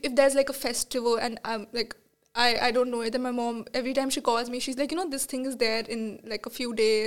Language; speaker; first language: English; non-native, local second language; Marathi